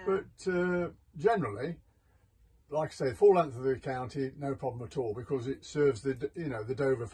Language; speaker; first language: English; native; English